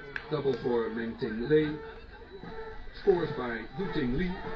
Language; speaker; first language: English; non-native, fluent; Dutch